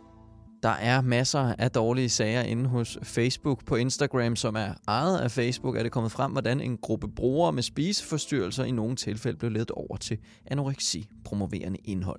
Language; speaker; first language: Danish; native; Danish